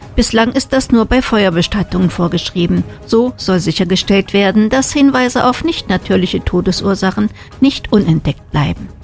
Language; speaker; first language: German; native; German